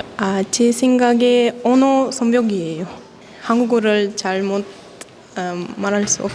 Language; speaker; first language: Korean; non-native, learner; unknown